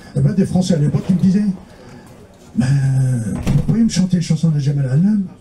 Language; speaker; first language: French; non-native, local second language; Kabyle